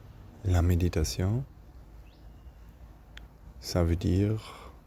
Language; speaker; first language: French; non-native, learner; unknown